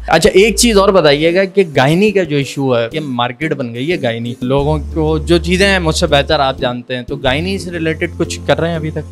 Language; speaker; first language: Urdu; native; Urdu